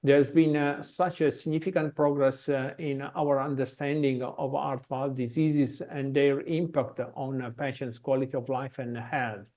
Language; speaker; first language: English; non-native, fluent; Italian